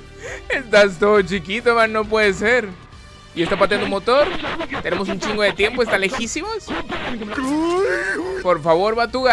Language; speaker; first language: Spanish; native; Spanish